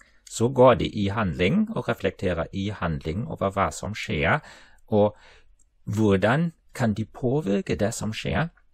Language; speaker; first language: Norwegian; non-native, fluent; German